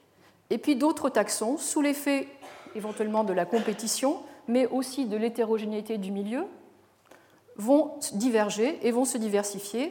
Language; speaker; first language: French; native; French